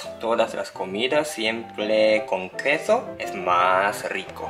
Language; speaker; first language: Spanish; non-native, learner; Japanese